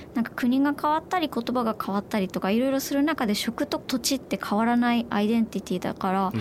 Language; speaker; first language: Japanese; native; Japanese